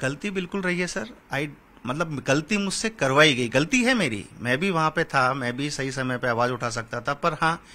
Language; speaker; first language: Hindi; native; Hindi